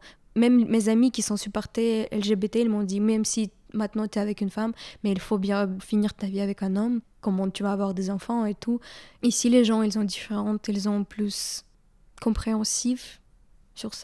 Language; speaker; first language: French; non-native, fluent; Ukrainian